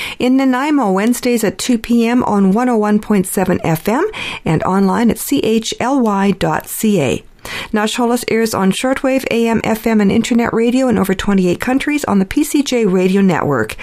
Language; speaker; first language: English; early bilingual, other home language; Ukrainian